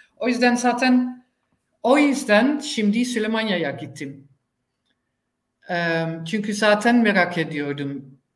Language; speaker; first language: Turkish; non-native, learner; Dutch